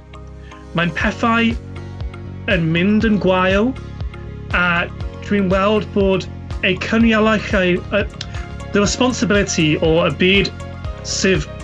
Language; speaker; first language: Welsh; non-native, local second language; English